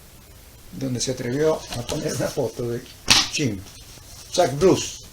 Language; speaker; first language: Spanish; native; Spanish